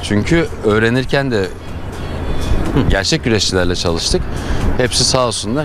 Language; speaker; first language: Turkish; native; Turkish